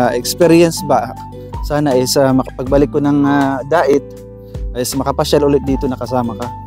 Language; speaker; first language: Filipino; non-native, local second language; Waray